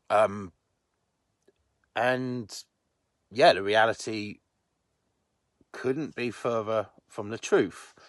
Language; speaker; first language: English; native; English